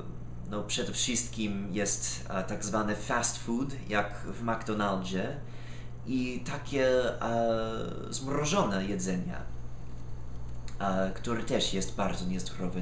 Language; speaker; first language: Polish; non-native, fluent; English